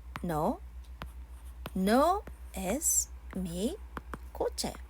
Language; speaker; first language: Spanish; non-native, learner; Japanese